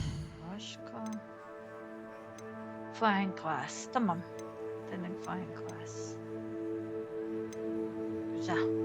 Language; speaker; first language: Turkish; non-native, learner; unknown